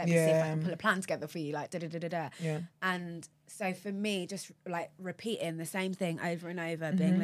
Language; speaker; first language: English; native; English